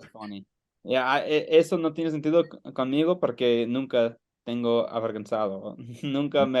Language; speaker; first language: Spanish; non-native, learner; English